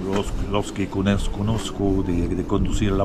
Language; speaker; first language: Spanish; non-native, learner; French